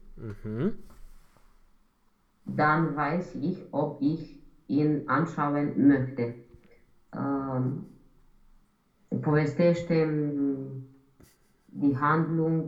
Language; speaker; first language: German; non-native, learner; Romanian